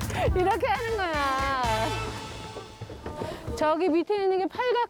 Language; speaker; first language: Korean; native; Korean